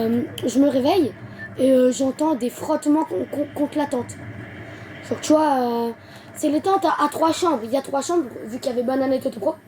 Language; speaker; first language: French; native; French